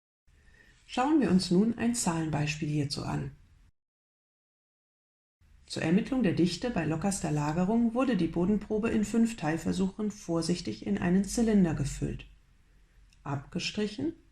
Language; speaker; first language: German; native; German